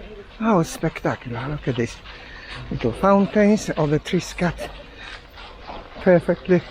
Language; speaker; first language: English; non-native, fluent; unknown